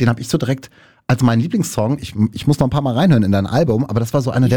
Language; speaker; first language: German; native; German